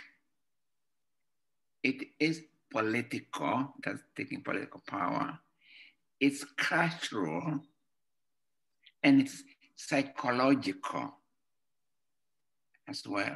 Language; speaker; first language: English; non-native, local second language; Kikuyu